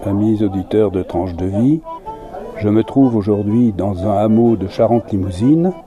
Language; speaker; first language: French; native; French